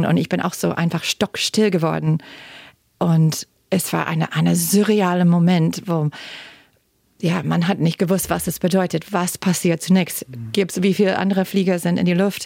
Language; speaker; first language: German; non-native, fluent; English